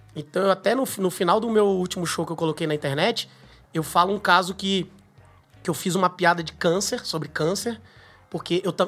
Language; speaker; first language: Portuguese; native; Portuguese